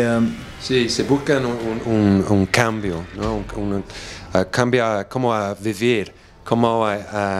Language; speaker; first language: Spanish; non-native, learner; English